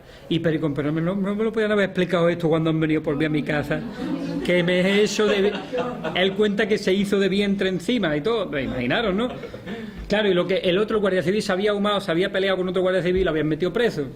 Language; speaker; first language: Spanish; native; Spanish